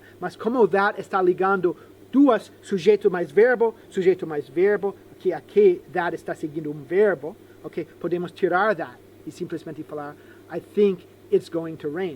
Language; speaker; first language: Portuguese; non-native, fluent; English